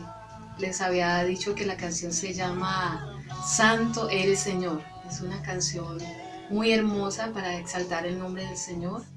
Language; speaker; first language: Spanish; native; Spanish